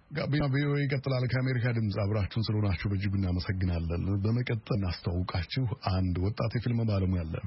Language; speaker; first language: Amharic; native; Amharic